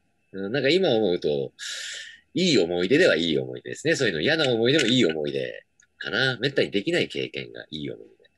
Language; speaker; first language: Japanese; native; Japanese